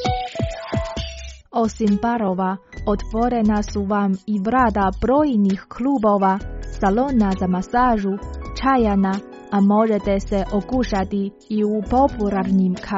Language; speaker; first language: Croatian; native; Croatian